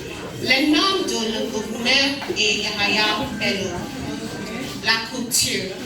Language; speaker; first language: French; non-native, learner; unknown